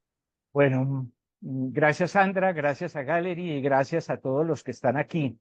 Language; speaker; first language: Spanish; native; Spanish